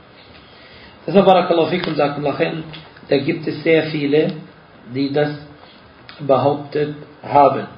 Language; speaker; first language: German; non-native, fluent; Arabic